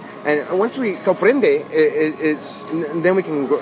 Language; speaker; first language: English; early bilingual, other home language; Spanish